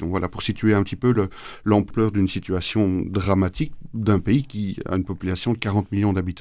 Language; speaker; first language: French; native; French